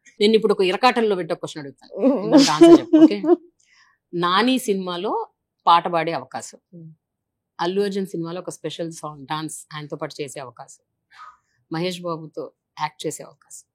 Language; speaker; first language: Telugu; native; Telugu